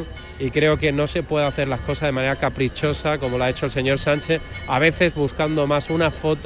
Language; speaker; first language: Spanish; native; Spanish